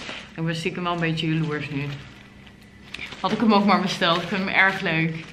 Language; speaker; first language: Dutch; native; Dutch